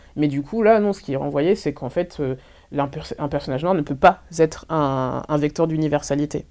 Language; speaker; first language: French; native; French